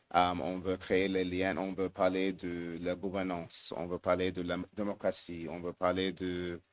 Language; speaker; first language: French; non-native, fluent; English